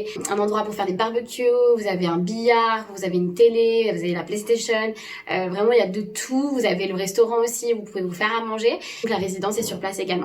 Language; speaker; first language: French; native; French